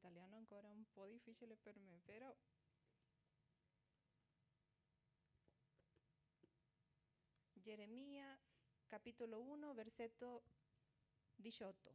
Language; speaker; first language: Italian; non-native, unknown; Portuguese